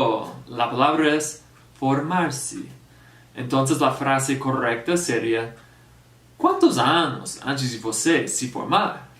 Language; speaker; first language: Spanish; non-native, fluent; English